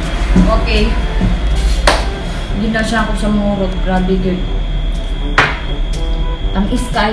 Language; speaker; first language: Filipino; non-native, local second language; Cebuano